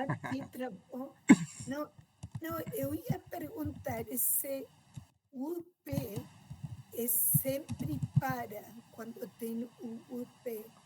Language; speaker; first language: Portuguese; non-native, fluent; Spanish